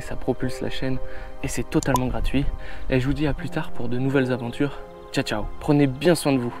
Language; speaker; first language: French; native; French